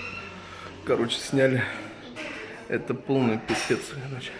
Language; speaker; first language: Russian; non-native, local second language; Tatar